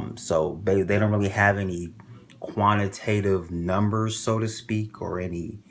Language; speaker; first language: English; native; English